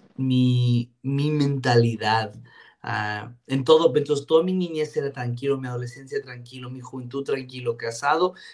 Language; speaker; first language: Spanish; native; Spanish